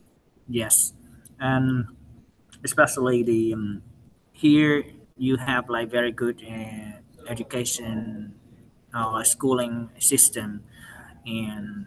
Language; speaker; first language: English; non-native, learner; Vietnamese